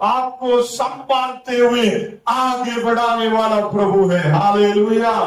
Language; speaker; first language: Hindi; non-native, local second language; Tamil